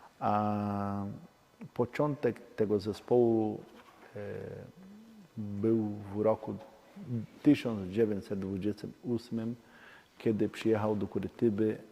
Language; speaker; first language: Polish; non-native, learner; Portuguese